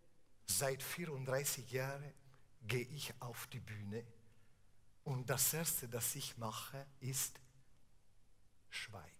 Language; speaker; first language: German; non-native, fluent; Italian